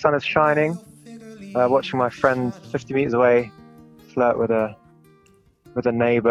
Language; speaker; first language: English; native; English